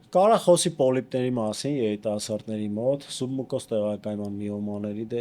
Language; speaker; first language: Armenian; native; Armenian